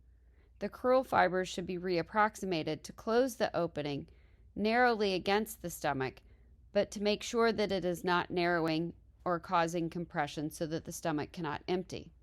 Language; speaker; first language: English; native; English